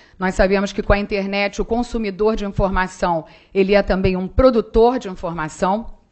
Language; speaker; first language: Portuguese; native; Portuguese